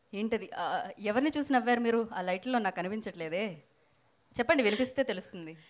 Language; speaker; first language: Telugu; native; Telugu